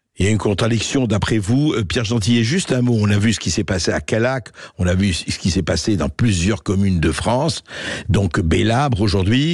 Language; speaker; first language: French; native; French